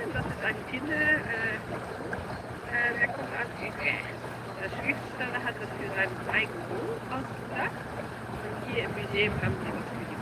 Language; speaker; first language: German; non-native, learner; Dutch